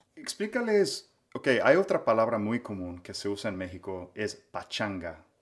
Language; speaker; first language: Spanish; non-native, fluent; English